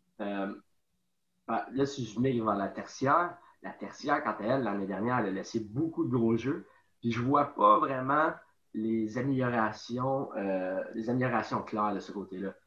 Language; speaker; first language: French; native; French